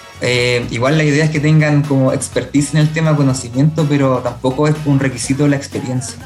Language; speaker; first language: Spanish; native; Spanish